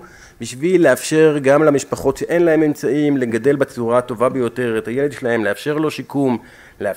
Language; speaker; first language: Hebrew; native; Hebrew